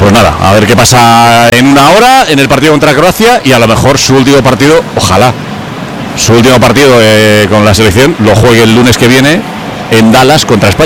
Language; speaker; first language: Spanish; native; Spanish